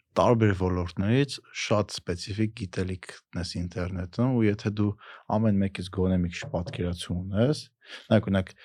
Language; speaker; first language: Armenian; native; Armenian